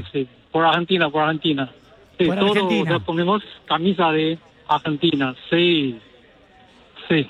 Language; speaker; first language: Spanish; non-native, learner; Chinese